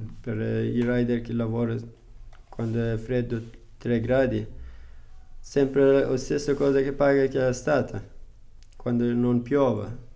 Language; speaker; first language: Italian; non-native, learner; Persian